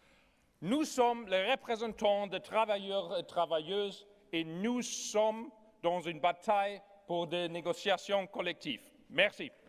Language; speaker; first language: French; non-native, learner; German